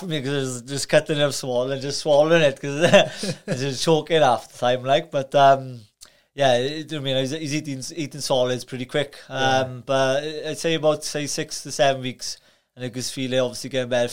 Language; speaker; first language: English; native; English